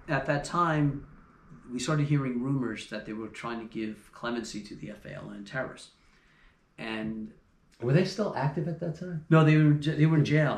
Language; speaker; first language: English; native; English